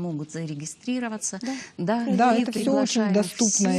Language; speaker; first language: Russian; native; Russian